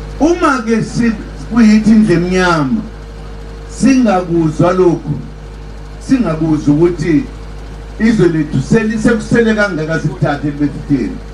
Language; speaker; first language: Zulu; native; Zulu